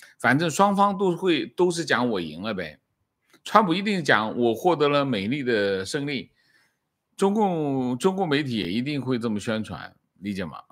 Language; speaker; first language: Chinese; native; Chinese